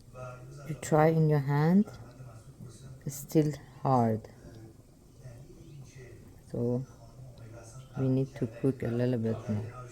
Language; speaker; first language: English; non-native, learner; Persian